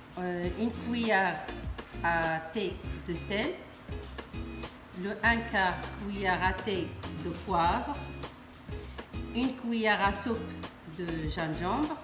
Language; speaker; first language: French; non-native, learner; Arabic